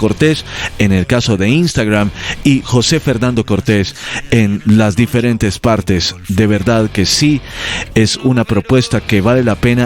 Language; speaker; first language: Spanish; native; Spanish